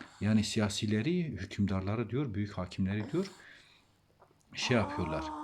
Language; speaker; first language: Turkish; native; Turkish